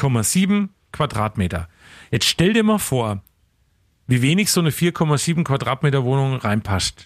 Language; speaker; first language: German; native; German